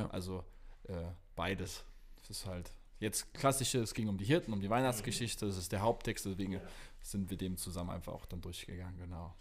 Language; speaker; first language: German; native; German